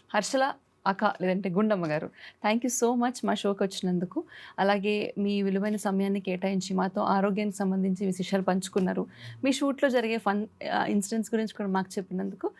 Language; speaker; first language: Telugu; native; Telugu